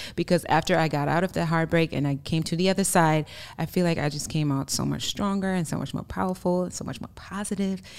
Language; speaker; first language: English; non-native, fluent; German